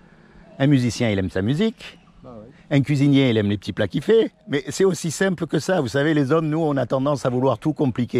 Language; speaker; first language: French; native; French